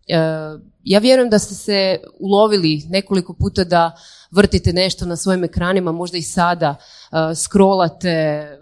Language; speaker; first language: Croatian; native; Croatian